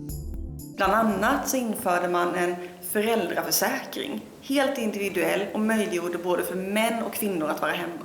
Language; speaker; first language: Swedish; native; Swedish